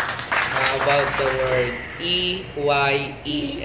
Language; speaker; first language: English; non-native, local second language; Filipino